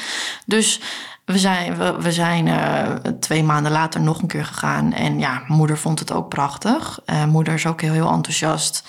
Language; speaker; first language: Dutch; native; Dutch